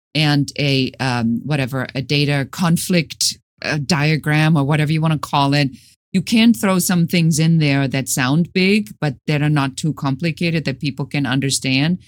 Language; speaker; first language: English; non-native, fluent; German